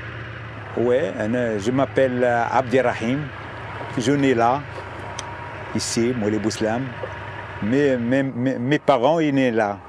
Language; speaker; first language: French; non-native, learner; Arabic